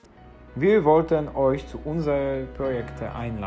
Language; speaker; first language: German; non-native, learner; Polish